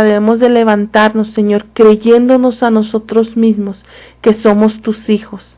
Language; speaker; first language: Spanish; native; Spanish